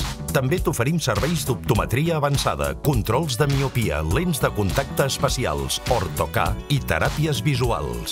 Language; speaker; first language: Catalan; native; Catalan